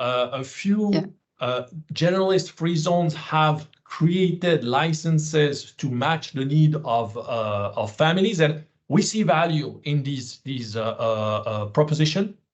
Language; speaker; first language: English; non-native, fluent; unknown